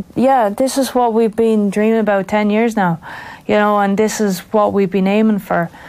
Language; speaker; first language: English; native; English